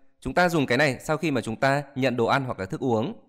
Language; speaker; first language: Vietnamese; native; Vietnamese